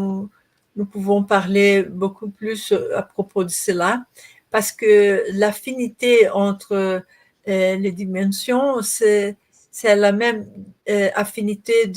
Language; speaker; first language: French; non-native, learner; Portuguese